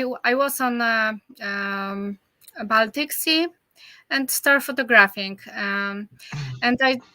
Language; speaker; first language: English; non-native, learner; Polish